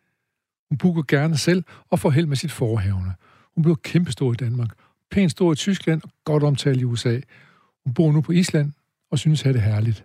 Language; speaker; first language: Danish; native; Danish